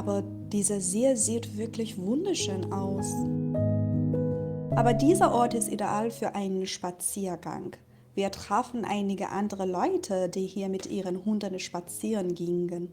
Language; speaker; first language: German; non-native, fluent; Persian